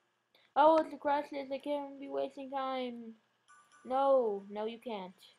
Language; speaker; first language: English; native; English